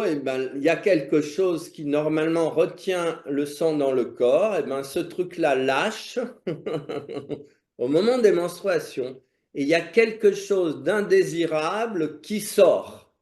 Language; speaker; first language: French; native; French